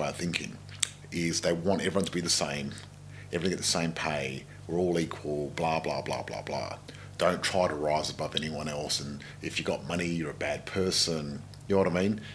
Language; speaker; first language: English; non-native, local second language; Macedonian